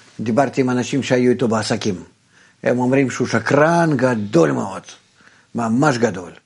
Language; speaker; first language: Hebrew; non-native, fluent; Russian